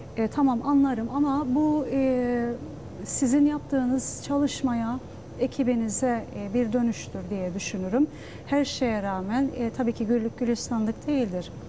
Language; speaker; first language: Turkish; native; Turkish